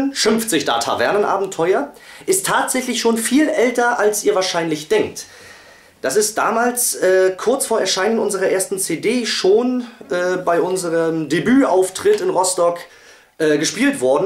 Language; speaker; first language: German; native; German